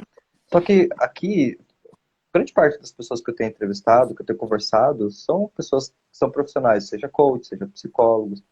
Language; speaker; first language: Portuguese; native; Portuguese